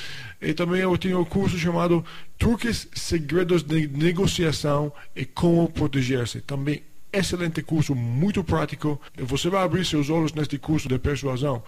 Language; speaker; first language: Portuguese; non-native, fluent; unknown